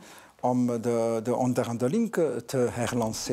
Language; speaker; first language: Dutch; non-native, local second language; French